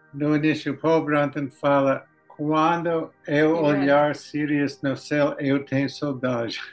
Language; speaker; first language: Portuguese; non-native, learner; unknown